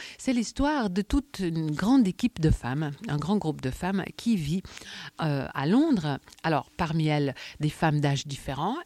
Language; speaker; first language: French; native; French